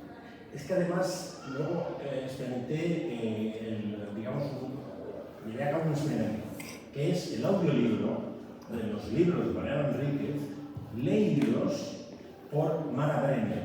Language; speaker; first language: Spanish; native; Spanish